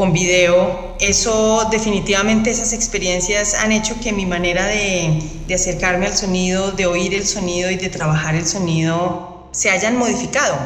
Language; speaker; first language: Spanish; native; Spanish